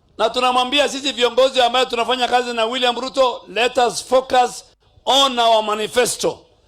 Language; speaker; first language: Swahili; non-native, local second language; Somali